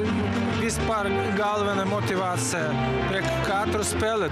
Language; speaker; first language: Latvian; non-native, learner; Russian